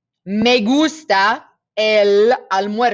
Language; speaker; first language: Spanish; non-native, fluent; English